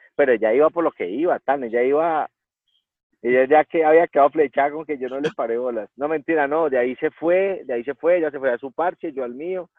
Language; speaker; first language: Spanish; native; Spanish